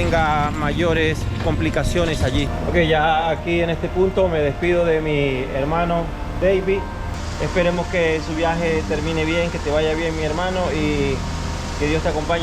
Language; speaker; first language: Spanish; native; Spanish